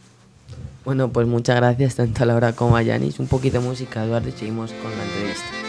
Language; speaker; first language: Spanish; native; Spanish